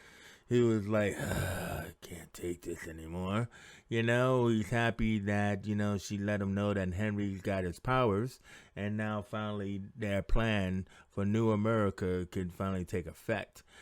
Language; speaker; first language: English; native; English